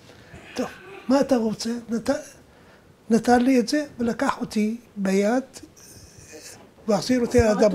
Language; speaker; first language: Hebrew; non-native, fluent; Arabic